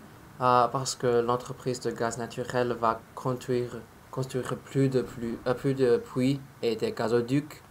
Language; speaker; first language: French; non-native, learner; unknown